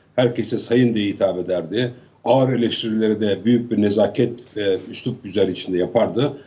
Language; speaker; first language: Turkish; native; Turkish